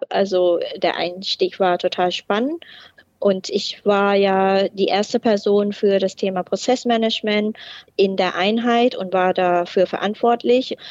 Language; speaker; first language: German; non-native, fluent; Thai